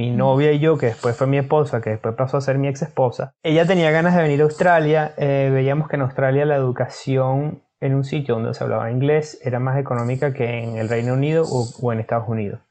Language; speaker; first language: Spanish; native; Spanish